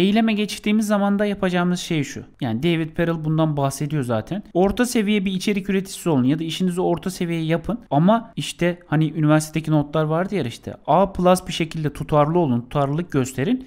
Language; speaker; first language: Turkish; native; Turkish